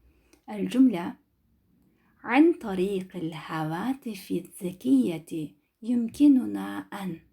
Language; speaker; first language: Arabic; non-native, learner; Kyrgyz